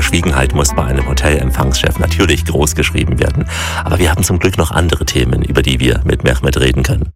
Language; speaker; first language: German; native; German